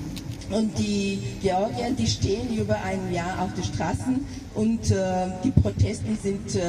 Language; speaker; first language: German; non-native, local second language; Georgian